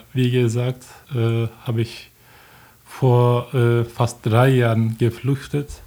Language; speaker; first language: German; non-native, learner; Turkish